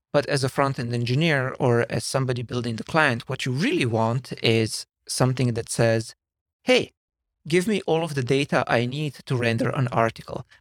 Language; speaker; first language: English; non-native, fluent; Slovenian